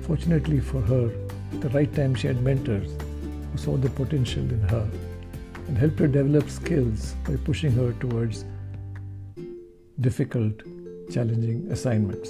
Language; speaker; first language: English; non-native, local second language; Kannada